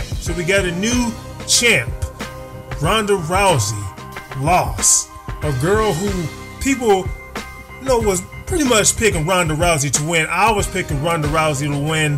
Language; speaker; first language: English; native; English